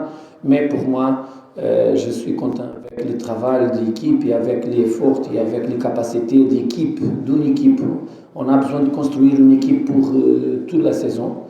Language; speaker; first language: French; non-native, fluent; Portuguese